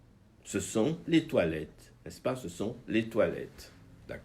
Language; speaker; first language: French; non-native, fluent; Portuguese